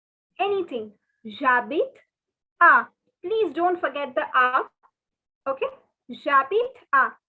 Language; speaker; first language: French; non-native, fluent; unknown